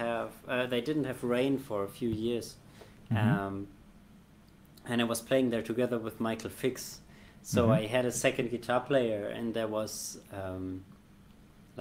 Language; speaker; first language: English; non-native, fluent; German